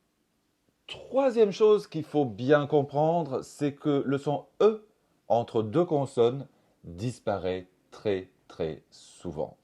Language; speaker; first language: French; native; French